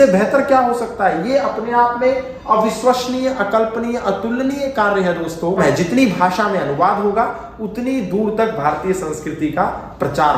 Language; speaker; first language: Hindi; native; Hindi